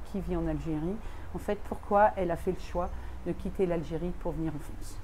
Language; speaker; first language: French; native; French